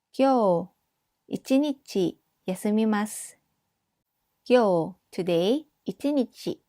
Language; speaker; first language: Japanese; non-native, fluent; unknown